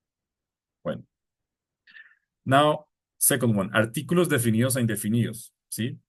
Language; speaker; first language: Spanish; non-native, fluent; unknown